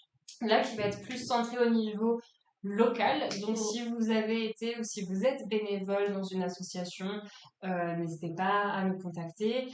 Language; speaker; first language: French; native; French